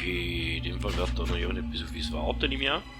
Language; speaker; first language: German; native; German